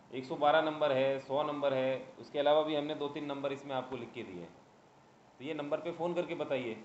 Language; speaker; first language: Hindi; non-native, local second language; Marathi